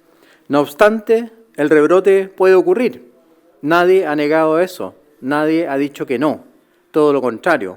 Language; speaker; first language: Spanish; native; Spanish